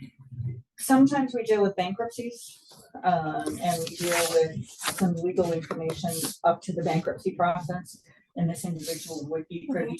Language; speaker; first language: English; native; English